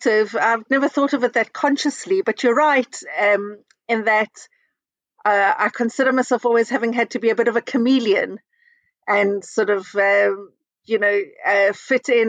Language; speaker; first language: English; native; English